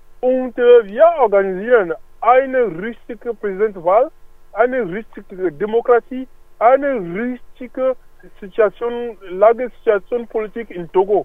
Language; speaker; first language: German; non-native, learner; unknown